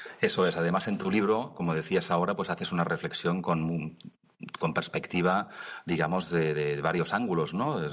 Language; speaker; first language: Spanish; non-native, local second language; Catalan